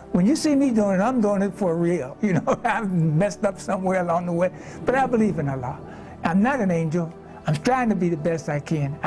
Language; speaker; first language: English; native; English